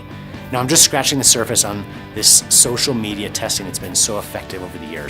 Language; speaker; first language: English; native; English